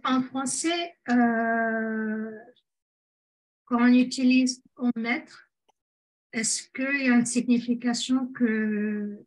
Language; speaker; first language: French; non-native, fluent; English